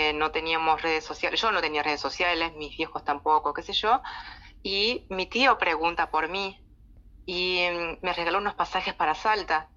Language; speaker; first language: Spanish; native; Spanish